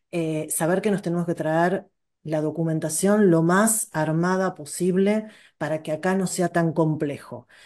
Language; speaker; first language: Spanish; native; Spanish